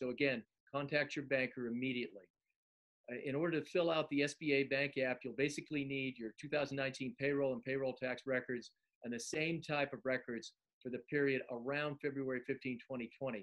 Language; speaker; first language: English; native; English